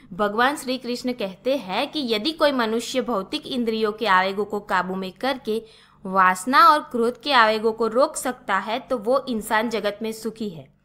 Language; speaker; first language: Hindi; non-native, local second language; Gujarati